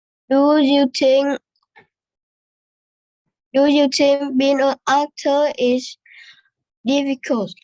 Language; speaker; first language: English; non-native, learner; Vietnamese